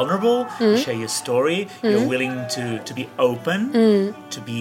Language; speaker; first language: English; non-native, fluent; Catalan